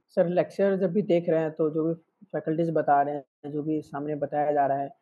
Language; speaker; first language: Hindi; native; Hindi